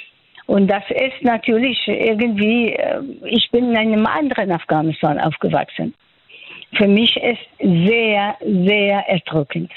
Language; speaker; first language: German; non-native, fluent; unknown